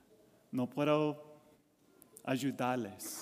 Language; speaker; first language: Spanish; non-native, learner; English